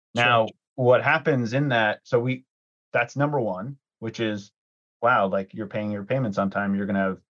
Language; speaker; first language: English; early bilingual, other home language; Greek